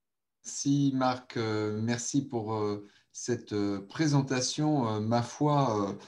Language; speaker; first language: French; native; French